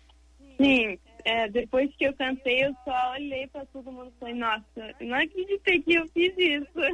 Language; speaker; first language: Portuguese; early bilingual, heritage; English